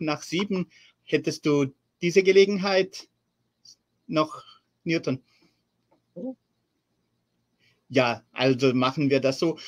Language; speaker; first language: German; early bilingual, heritage; German